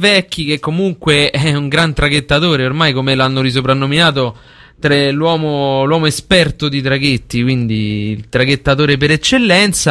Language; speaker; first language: Italian; native; Italian